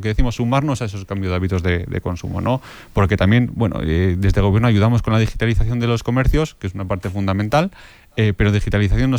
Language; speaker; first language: Spanish; native; Spanish